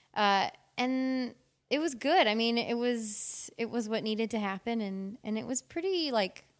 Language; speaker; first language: English; native; English